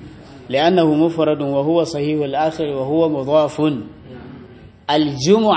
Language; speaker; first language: Arabic; non-native, fluent; Hausa